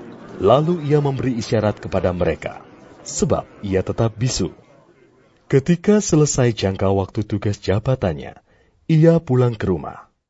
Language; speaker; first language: Indonesian; native; Indonesian